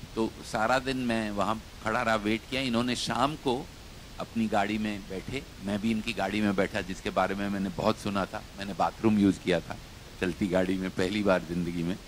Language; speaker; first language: Hindi; non-native, local second language; Kashmiri